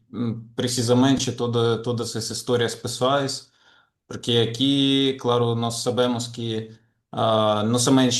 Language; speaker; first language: Portuguese; non-native, fluent; Ukrainian